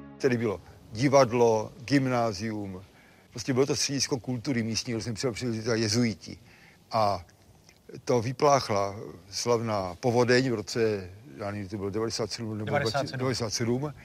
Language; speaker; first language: Czech; native; Czech